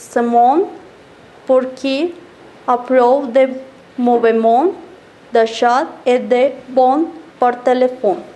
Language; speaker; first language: French; non-native, learner; Spanish